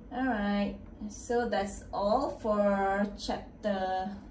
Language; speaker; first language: English; non-native, local second language; Malay